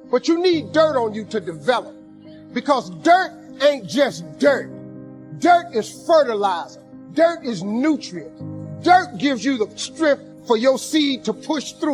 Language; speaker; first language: English; native; English